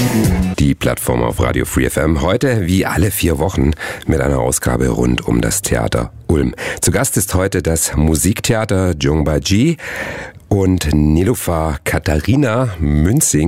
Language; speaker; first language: German; native; German